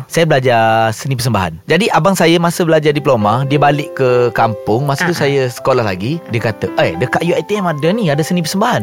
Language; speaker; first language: Malay; native; Malay